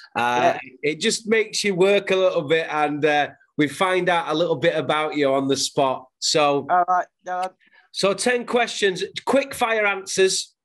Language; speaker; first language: English; native; English